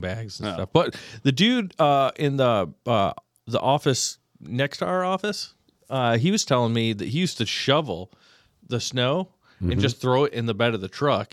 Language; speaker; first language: English; native; English